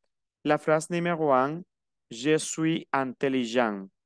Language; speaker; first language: French; non-native, fluent; Spanish